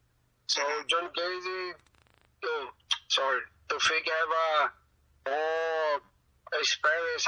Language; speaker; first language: English; non-native, learner; Portuguese